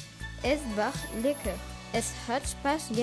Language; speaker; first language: German; non-native, learner; French